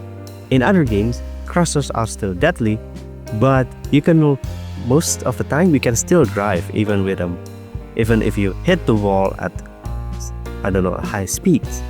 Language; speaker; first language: English; non-native, fluent; Indonesian